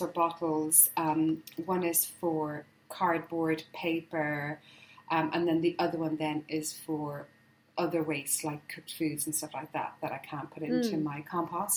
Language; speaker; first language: English; native; English